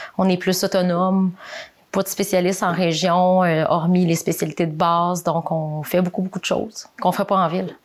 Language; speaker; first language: French; native; French